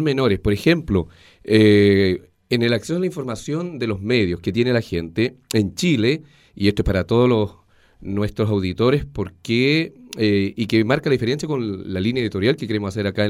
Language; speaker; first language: Spanish; native; Spanish